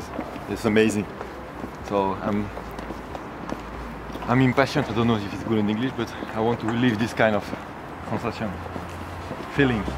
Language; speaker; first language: English; non-native, fluent; French